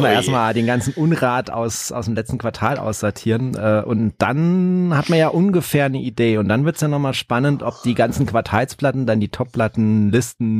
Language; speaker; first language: German; native; German